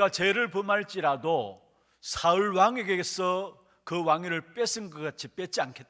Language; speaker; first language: Korean; native; Korean